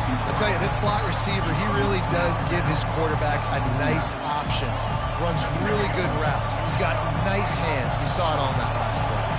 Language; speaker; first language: English; native; English